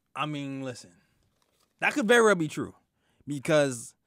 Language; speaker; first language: English; native; English